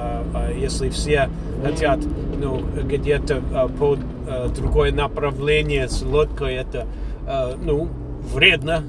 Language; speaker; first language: Russian; non-native, fluent; English